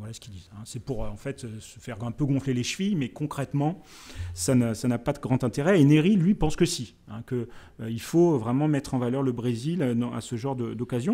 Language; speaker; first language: French; native; French